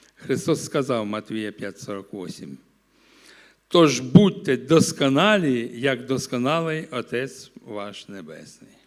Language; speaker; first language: Ukrainian; non-native, local second language; Russian